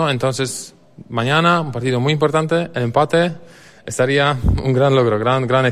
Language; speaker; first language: Spanish; non-native, fluent; Polish